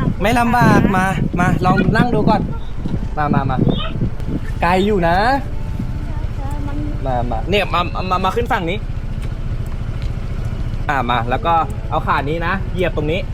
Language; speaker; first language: Thai; native; Thai